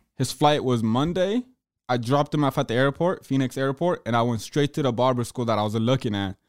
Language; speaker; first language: English; early bilingual, other home language; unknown